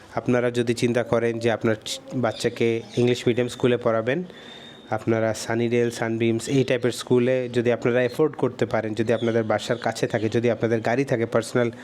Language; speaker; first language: Bangla; early bilingual, heritage; Bangla